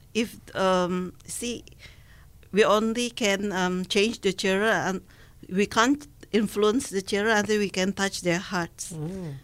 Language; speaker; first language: English; non-native, learner; Indonesian